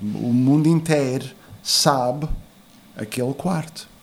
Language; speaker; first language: Portuguese; early bilingual, heritage; English